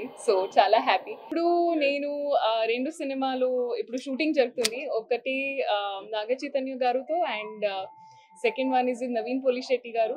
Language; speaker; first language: Telugu; non-native, fluent; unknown